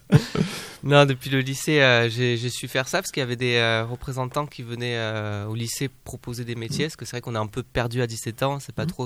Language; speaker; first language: French; native; French